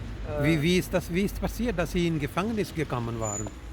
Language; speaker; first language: German; non-native, learner; Urdu